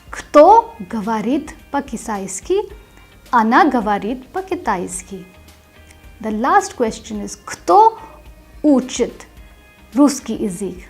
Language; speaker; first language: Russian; non-native, fluent; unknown